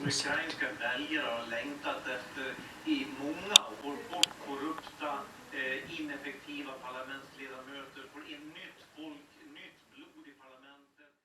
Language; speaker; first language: Swedish; native; Swedish